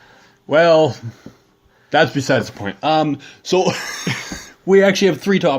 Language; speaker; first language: English; native; English